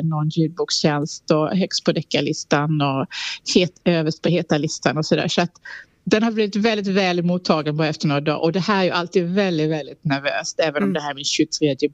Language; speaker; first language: Swedish; native; Swedish